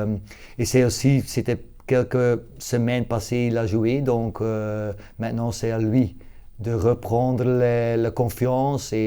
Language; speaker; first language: French; non-native, local second language; Dutch